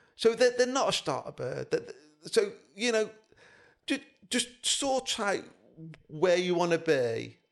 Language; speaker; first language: English; native; English